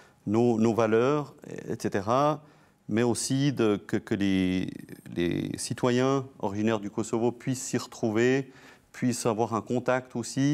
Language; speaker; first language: French; early bilingual, other home language; Albanian